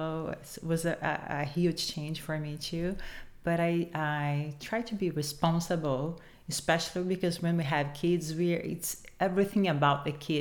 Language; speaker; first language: English; non-native, fluent; Portuguese